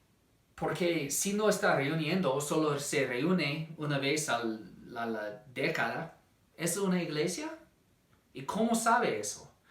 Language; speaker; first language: Spanish; non-native, fluent; English